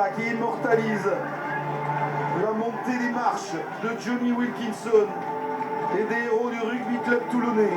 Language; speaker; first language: French; native; French